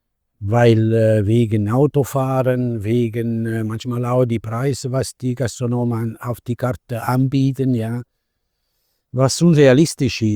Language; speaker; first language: German; non-native, fluent; Italian